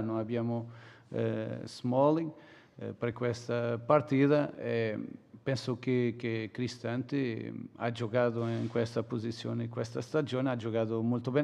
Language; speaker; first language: Italian; non-native, fluent; Portuguese